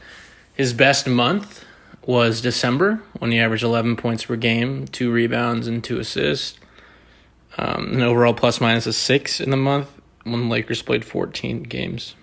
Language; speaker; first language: English; native; English